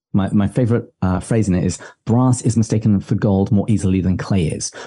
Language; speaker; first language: English; native; English